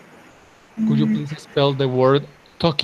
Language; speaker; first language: English; non-native, fluent; Spanish